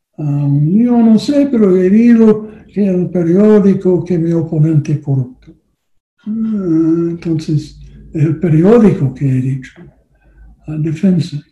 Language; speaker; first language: Spanish; non-native, learner; English